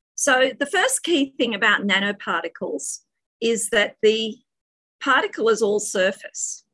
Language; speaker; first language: English; native; English